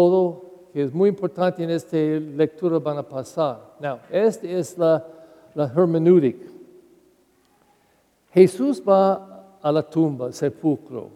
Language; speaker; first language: Spanish; non-native, learner; English